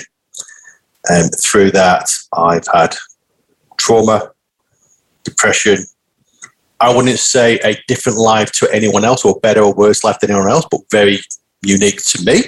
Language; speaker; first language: English; native; English